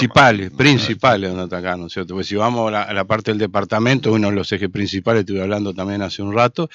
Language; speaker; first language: Spanish; native; Spanish